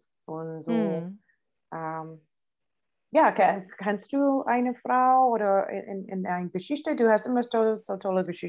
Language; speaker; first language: German; non-native, fluent; English